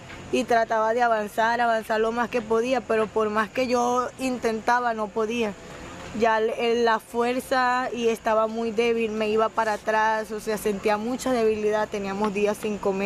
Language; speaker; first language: Spanish; native; Spanish